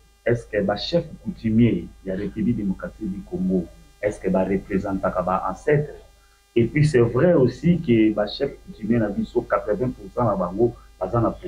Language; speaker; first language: French; non-native, local second language; Lingala